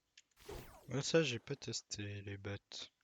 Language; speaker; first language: French; native; French